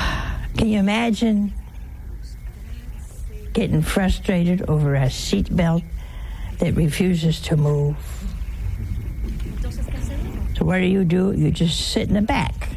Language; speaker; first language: English; native; English